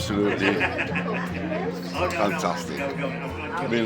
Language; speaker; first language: English; native; English